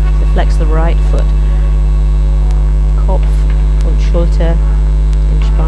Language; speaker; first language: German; non-native, learner; English